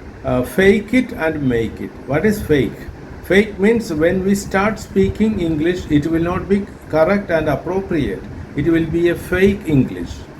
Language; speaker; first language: English; non-native, local second language; Malayalam